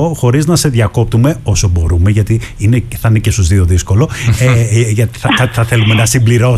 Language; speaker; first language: Greek; native; Greek